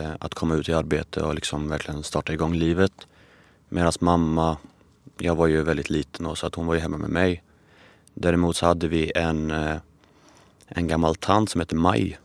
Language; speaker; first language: Swedish; early bilingual, other home language; Albanian